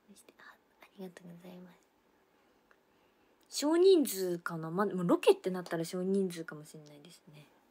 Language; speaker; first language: Japanese; native; Japanese